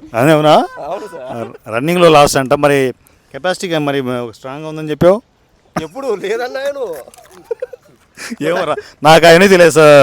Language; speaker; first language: Telugu; native; Telugu